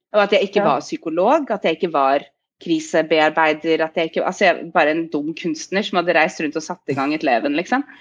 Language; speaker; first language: Norwegian; native; Norwegian